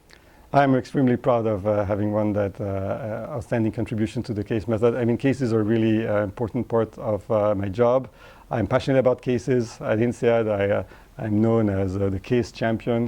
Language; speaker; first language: English; non-native, fluent; French